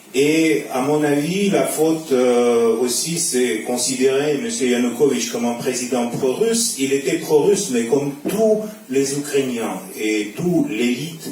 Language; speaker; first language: French; non-native, fluent; Russian